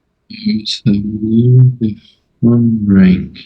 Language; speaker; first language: English; non-native, learner; Portuguese